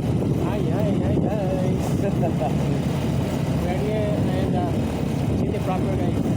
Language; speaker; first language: English; non-native, learner; Cebuano